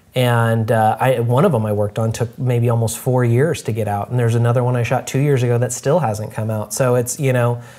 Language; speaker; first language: English; native; English